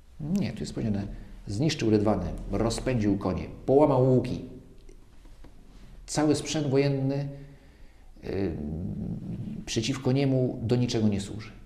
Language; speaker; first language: Polish; native; Polish